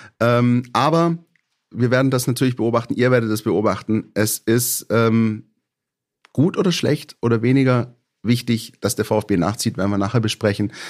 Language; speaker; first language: German; native; German